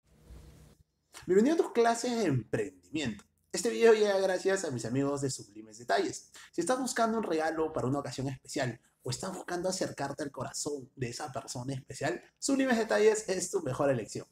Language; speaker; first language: Spanish; native; Spanish